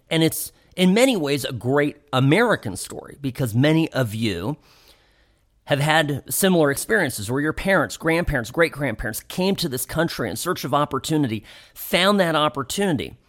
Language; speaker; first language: English; native; English